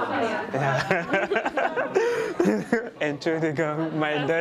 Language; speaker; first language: German; non-native, learner; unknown